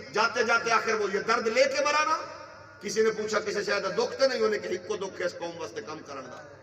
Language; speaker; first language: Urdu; non-native, local second language; Punjabi